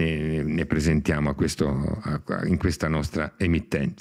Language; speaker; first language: Italian; native; Italian